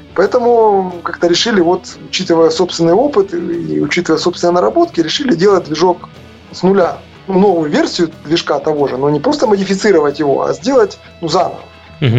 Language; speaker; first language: Russian; native; Russian